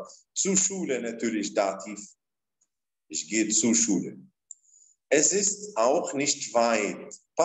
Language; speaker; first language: German; non-native, fluent; Arabic